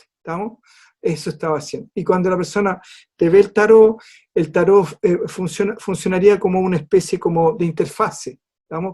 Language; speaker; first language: Spanish; native; Spanish